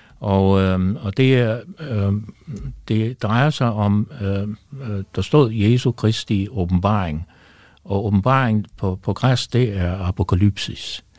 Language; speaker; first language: Danish; non-native, fluent; English